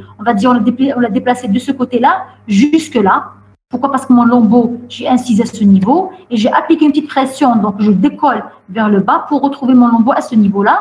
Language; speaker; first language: French; non-native, local second language; Arabic